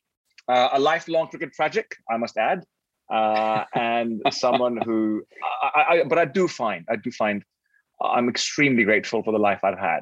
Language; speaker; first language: English; non-native, local second language; Hindi